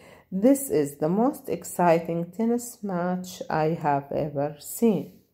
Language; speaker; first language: English; non-native, fluent; Arabic